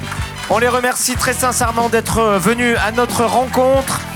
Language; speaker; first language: French; native; French